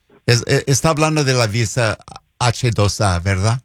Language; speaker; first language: Spanish; non-native, fluent; English